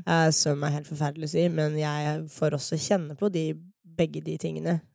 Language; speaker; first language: Norwegian; early bilingual, other home language; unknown